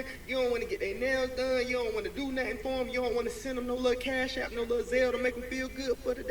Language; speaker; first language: English; native; English